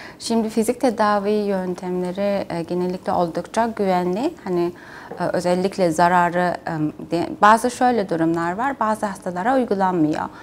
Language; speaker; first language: Turkish; non-native, fluent; Mongolian